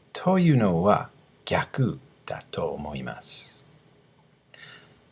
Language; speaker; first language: Japanese; non-native, fluent; English